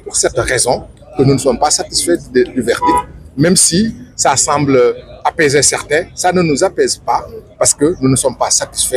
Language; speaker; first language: French; non-native, local second language; Wolof